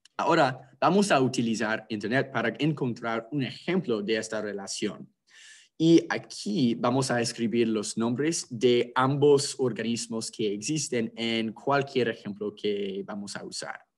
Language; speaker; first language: Spanish; non-native, fluent; English